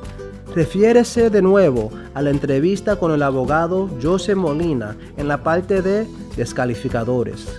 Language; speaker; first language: Spanish; early bilingual, heritage; Spanish